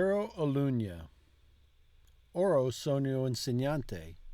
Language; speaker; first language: Italian; non-native, learner; English